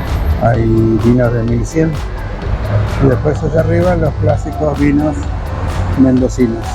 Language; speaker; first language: Spanish; native; Spanish